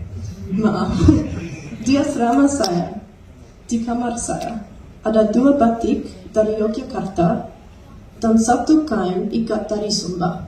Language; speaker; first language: Indonesian; non-native, learner; English